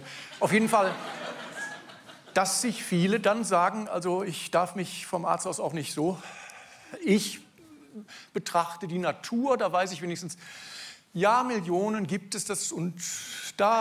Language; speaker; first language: German; native; German